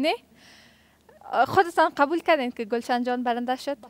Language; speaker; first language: Persian; native; Persian